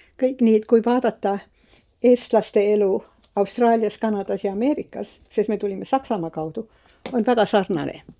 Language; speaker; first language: Estonian; early bilingual, heritage; Estonian